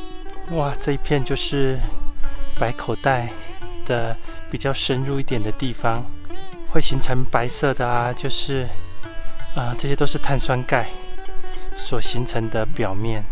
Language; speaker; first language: Chinese; native; Chinese